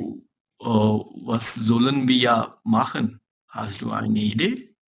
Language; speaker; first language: German; non-native, learner; Urdu